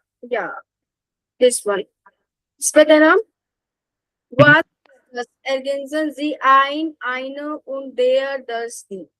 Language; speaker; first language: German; non-native, fluent; Hindi